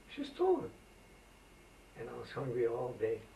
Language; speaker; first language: English; non-native, fluent; Greek